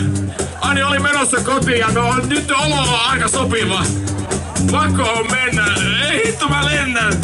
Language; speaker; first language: Finnish; native; Finnish